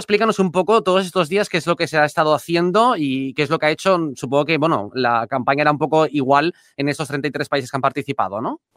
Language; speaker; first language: Spanish; native; Spanish